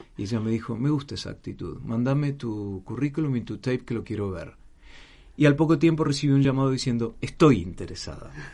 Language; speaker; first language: Spanish; native; Spanish